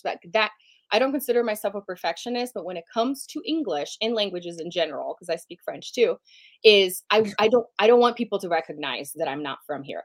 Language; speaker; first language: English; non-native, fluent; Portuguese